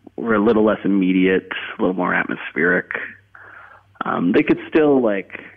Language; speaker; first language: English; native; English